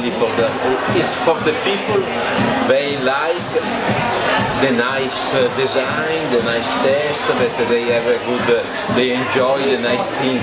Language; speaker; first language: English; non-native, learner; Italian